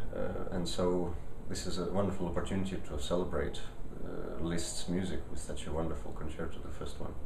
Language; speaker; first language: English; early bilingual, other home language; Ukrainian